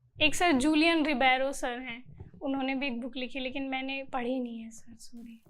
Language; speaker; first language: Hindi; native; Hindi